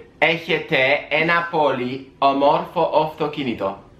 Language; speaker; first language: Romanian; native; Romanian